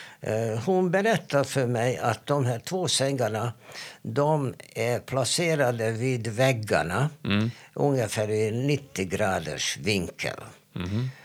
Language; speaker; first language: Swedish; non-native, fluent; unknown